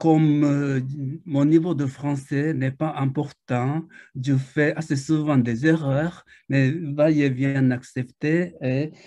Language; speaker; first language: French; non-native, fluent; Japanese